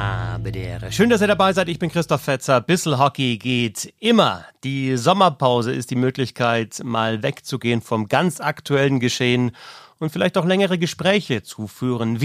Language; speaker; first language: German; native; German